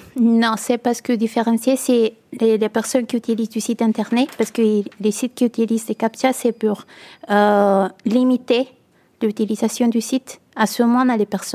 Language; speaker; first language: French; non-native, learner; Italian